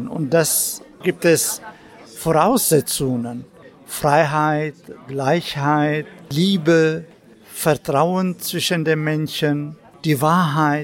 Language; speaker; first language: German; non-native, fluent; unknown